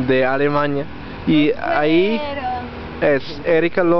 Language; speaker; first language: Spanish; non-native, learner; English